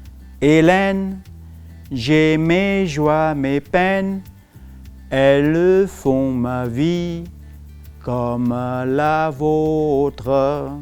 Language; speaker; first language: French; non-native, fluent; English